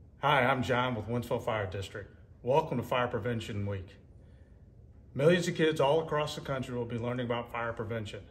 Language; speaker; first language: English; native; English